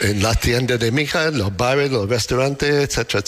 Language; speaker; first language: Spanish; non-native, learner; English